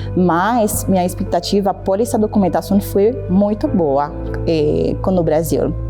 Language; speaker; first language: Portuguese; non-native, fluent; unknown